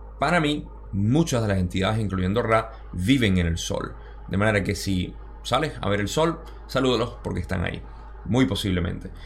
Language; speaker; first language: Spanish; early bilingual, heritage; Spanish